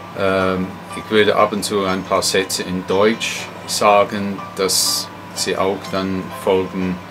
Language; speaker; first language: German; non-native, fluent; English